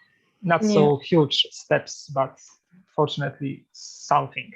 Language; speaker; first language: English; non-native, fluent; Polish